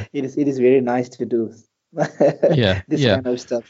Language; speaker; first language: English; non-native, local second language; Nepali